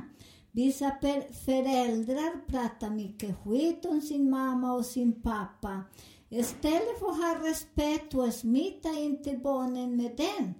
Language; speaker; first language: Swedish; non-native, learner; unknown